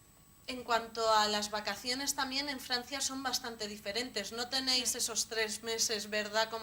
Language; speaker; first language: Spanish; native; Spanish